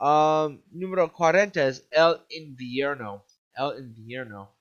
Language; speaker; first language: Spanish; non-native, learner; English